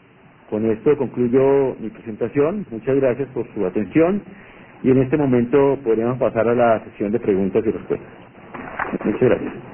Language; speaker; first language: Spanish; native; Spanish